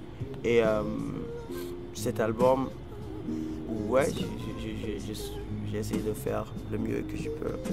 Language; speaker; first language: French; non-native, fluent; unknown